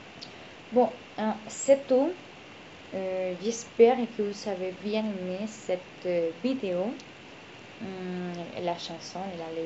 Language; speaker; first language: French; non-native, learner; Spanish